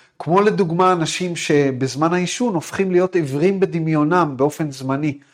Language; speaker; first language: Hebrew; native; Hebrew